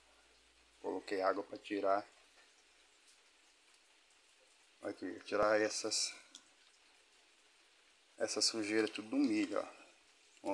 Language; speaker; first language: Portuguese; native; Portuguese